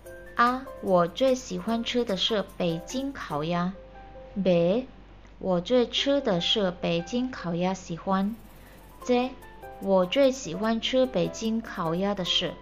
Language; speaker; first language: Chinese; non-native, fluent; Indonesian